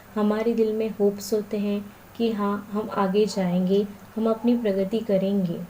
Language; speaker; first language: Hindi; non-native, local second language; Marathi